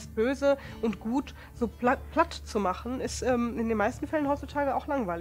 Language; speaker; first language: German; native; German